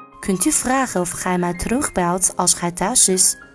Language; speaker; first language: Dutch; non-native, learner; Chinese